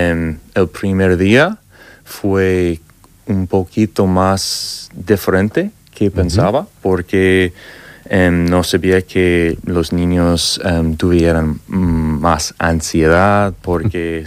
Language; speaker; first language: Spanish; non-native, learner; English